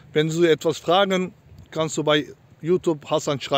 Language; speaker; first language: German; non-native, learner; Turkish